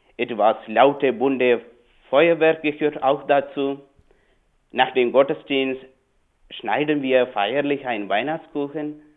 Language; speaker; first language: German; non-native, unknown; Malayalam